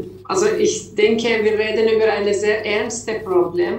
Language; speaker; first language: German; non-native, learner; Persian